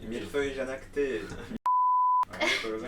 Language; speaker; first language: Japanese; non-native, fluent; French